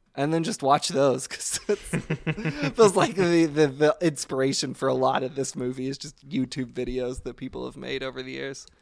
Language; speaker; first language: English; native; English